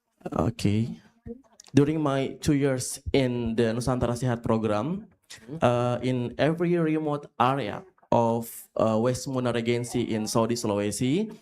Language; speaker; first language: English; non-native, fluent; Indonesian